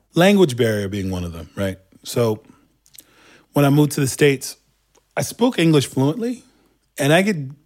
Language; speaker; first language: English; non-native, fluent; Turkish